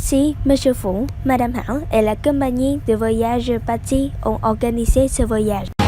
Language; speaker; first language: French; non-native, learner; Vietnamese